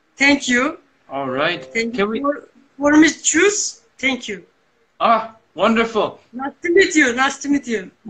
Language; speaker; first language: English; native; English